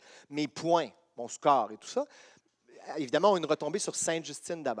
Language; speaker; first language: French; native; French